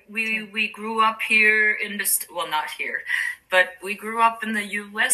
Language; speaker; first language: English; native; English